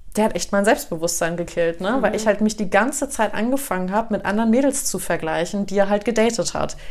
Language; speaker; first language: German; native; German